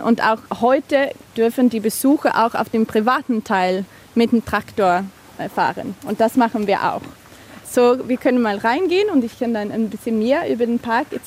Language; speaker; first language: German; non-native, fluent; Swedish